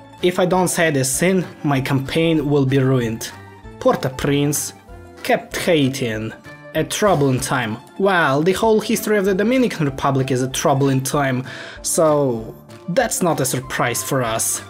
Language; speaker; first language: English; non-native, fluent; Ukrainian